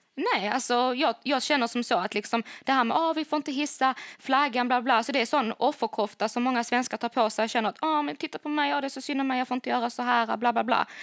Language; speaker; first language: Swedish; native; Swedish